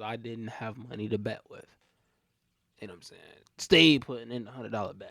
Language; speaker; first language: English; native; English